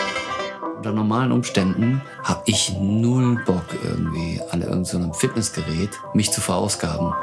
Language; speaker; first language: German; native; German